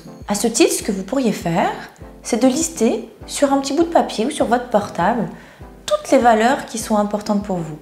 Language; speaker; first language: French; native; French